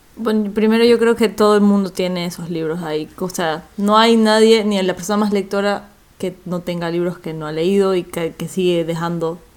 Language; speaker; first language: Spanish; native; Spanish